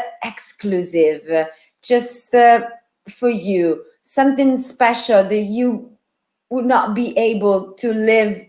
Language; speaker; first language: English; non-native, fluent; Italian